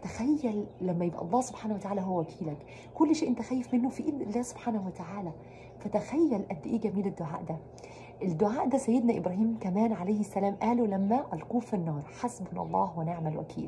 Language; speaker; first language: Arabic; native; Arabic